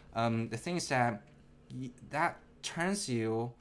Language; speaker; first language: English; non-native, fluent; Chinese